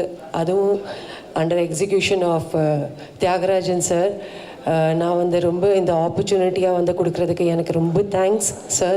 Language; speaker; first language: Tamil; non-native, fluent; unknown